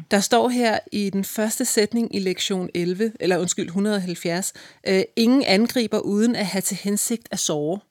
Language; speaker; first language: Danish; native; Danish